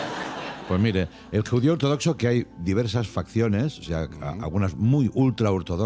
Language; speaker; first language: Spanish; native; Spanish